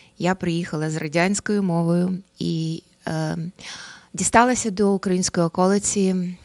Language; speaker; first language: Ukrainian; non-native, local second language; Russian